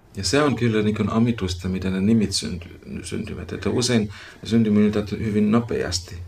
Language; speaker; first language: Finnish; non-native, fluent; German